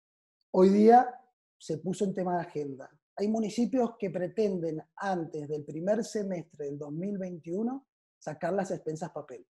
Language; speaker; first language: Spanish; native; Spanish